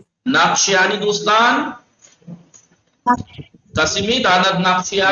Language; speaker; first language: Persian; non-native, fluent; Urdu